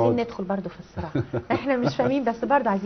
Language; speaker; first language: Arabic; native; Arabic